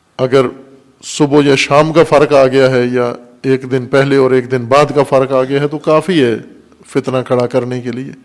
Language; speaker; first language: Urdu; non-native, local second language; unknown